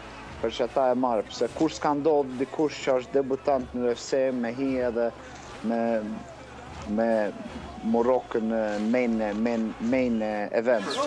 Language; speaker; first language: Albanian; early bilingual, heritage; Albanian